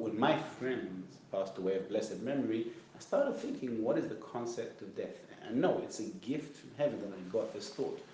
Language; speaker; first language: English; native; English